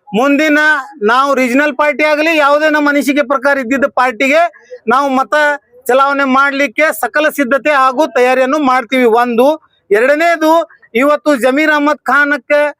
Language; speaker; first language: Kannada; non-native, local second language; Urdu